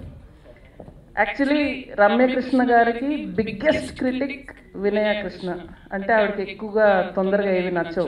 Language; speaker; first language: Telugu; native; Telugu